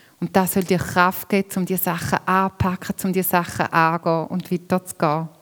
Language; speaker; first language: German; native; German